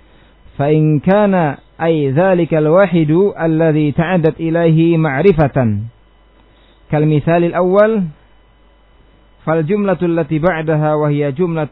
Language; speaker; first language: Arabic; non-native, fluent; Indonesian